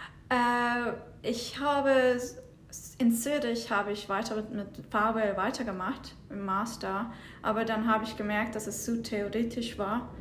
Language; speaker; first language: German; non-native, fluent; Turkish